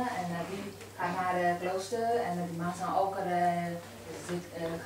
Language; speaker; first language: Dutch; non-native, learner; Burmese